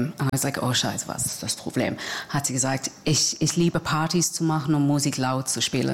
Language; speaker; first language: German; non-native, learner; English